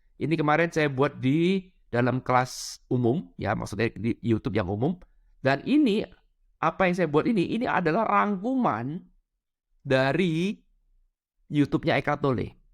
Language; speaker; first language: Indonesian; non-native, local second language; Madurese